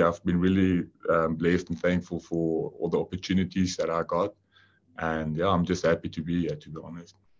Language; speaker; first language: English; non-native, local second language; Afrikaans